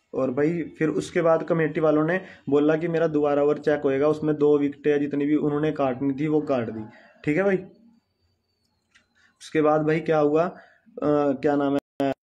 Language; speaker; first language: Hindi; non-native, local second language; Punjabi